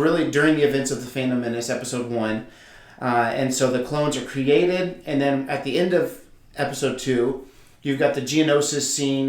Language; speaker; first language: English; native; English